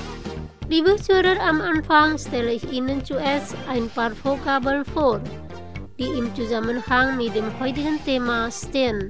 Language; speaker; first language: German; non-native, learner; Indonesian